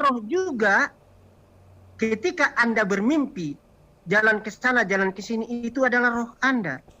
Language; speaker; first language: Indonesian; native; Indonesian